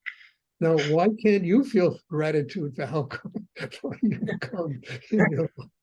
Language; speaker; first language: English; native; English